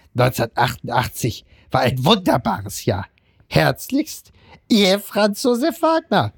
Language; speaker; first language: German; native; German